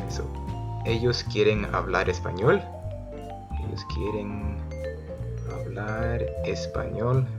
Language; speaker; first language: Spanish; early bilingual, heritage; Spanish